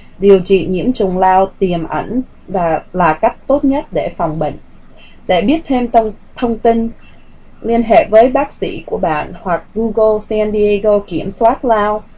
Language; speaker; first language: Vietnamese; early bilingual, heritage; Vietnamese